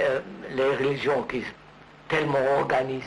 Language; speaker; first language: French; non-native, learner; Telugu